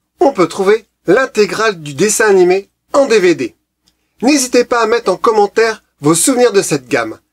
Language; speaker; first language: French; native; French